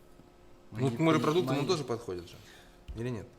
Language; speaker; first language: Russian; native; Russian